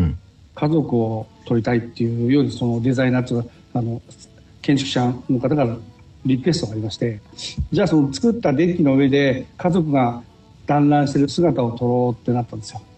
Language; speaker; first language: Japanese; native; Japanese